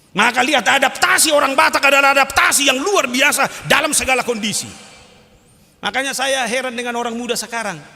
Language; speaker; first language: Indonesian; non-native, local second language; Batak Toba